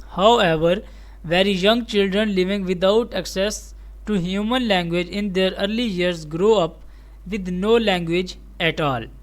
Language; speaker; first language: English; non-native, local second language; Urdu